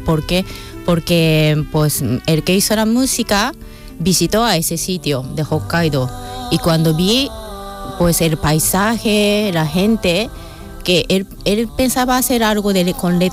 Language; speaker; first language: Spanish; non-native, fluent; Japanese